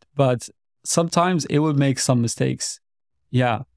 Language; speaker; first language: English; non-native, fluent; Arabic